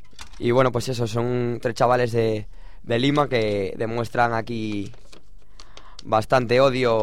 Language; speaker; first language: Spanish; native; Spanish